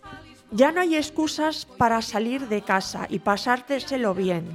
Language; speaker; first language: Spanish; native; Spanish